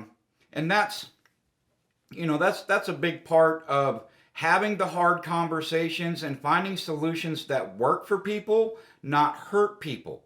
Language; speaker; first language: English; native; English